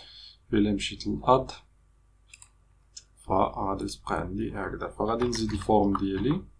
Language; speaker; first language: Arabic; native; Arabic